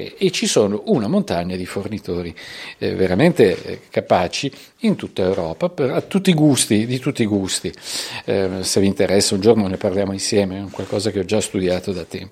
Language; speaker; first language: Italian; native; Italian